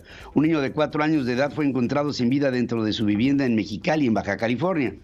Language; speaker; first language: Spanish; native; Spanish